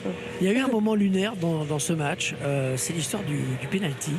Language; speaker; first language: French; native; French